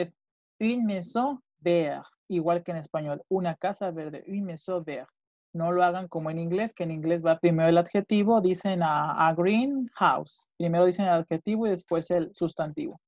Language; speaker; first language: Spanish; native; Spanish